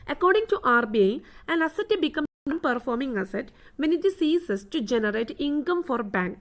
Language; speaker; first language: English; non-native, local second language; Malayalam